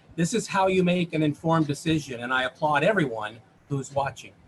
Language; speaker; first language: English; native; English